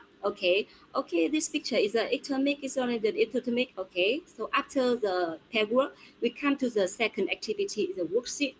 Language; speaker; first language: English; non-native, fluent; Vietnamese